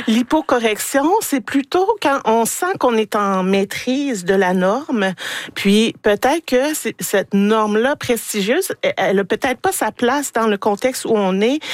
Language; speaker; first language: French; native; French